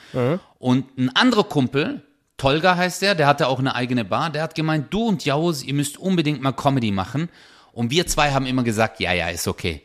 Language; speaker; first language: German; early bilingual, other home language; Turkish